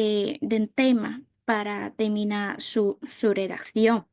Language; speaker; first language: Spanish; non-native, fluent; Vietnamese